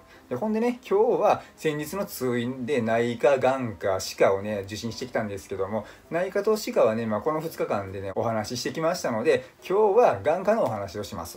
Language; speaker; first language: Japanese; native; Japanese